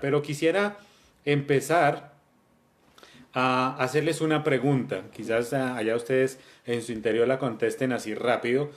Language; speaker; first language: Spanish; native; Spanish